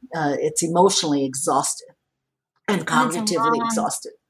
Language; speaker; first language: English; native; English